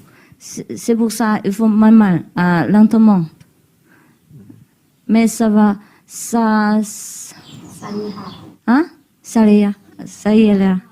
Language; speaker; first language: French; non-native, learner; Chinese